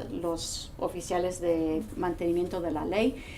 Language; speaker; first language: Spanish; non-native, fluent; English